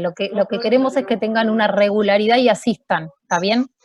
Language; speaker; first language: Spanish; native; Spanish